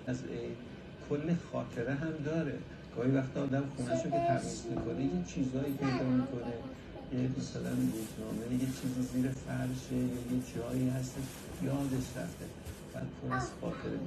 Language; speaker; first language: Persian; native; Persian